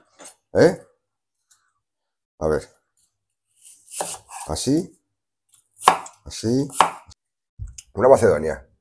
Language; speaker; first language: Spanish; native; Spanish